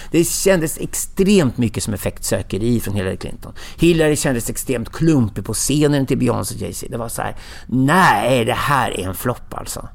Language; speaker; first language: Swedish; native; Swedish